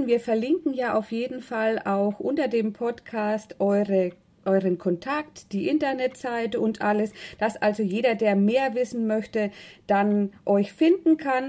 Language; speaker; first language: German; native; German